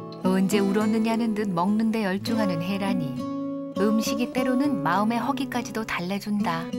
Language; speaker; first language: Korean; native; Korean